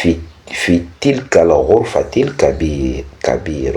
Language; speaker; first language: Arabic; non-native, fluent; French